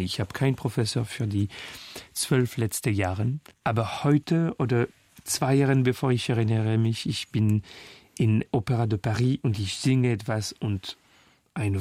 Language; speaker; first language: German; non-native, fluent; French